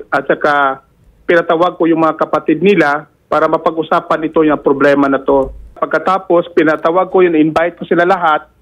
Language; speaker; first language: Filipino; non-native, local second language; Cebuano